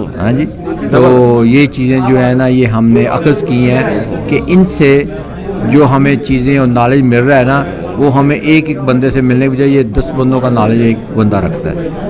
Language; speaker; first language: Urdu; non-native, local second language; Punjabi